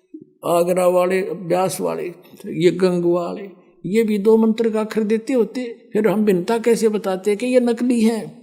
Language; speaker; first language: Hindi; native; Hindi